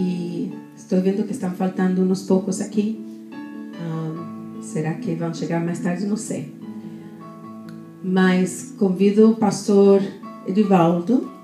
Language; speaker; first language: Portuguese; non-native, fluent; Spanish